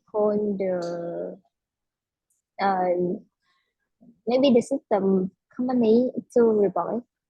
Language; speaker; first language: English; non-native, learner; Vietnamese